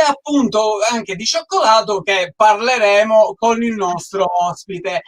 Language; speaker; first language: Italian; native; Italian